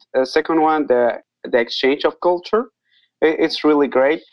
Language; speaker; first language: English; non-native, learner; Spanish